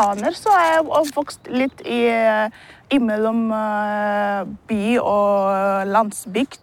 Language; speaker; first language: Norwegian; non-native, fluent; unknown